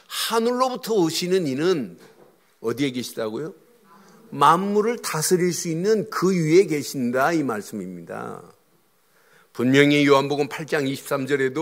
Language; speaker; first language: Korean; native; Korean